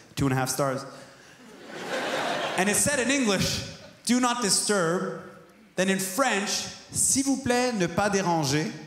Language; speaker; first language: English; native; English